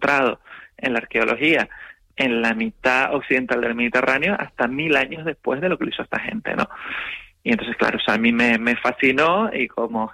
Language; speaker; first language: Spanish; native; Spanish